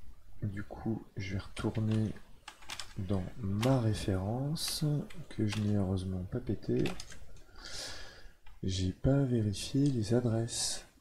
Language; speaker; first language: French; native; French